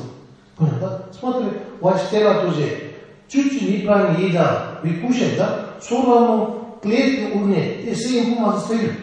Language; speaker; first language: Russian; non-native, learner; Tibetan